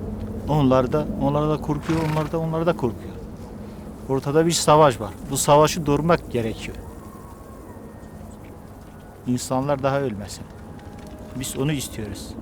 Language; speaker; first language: Turkish; non-native, local second language; Kurdish